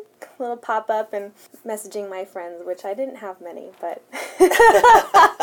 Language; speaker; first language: English; early bilingual, other home language; Spanish